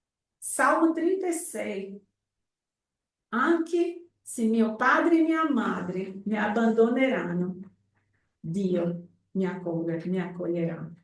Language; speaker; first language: Italian; non-native, fluent; Portuguese